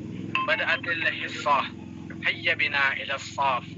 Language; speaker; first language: Arabic; non-native, learner; Indonesian